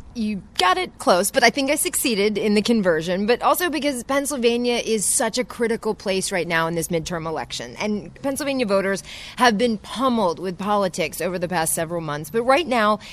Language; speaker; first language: English; native; English